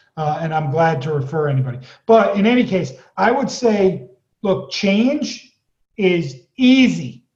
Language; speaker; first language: English; native; English